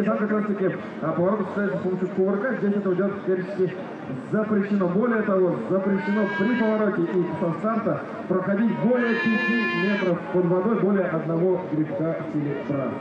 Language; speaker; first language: Russian; native; Russian